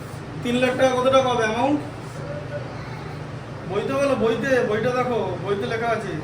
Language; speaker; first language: Bangla; native; Bangla